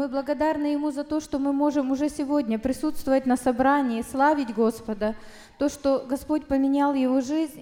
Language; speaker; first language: Russian; native; Russian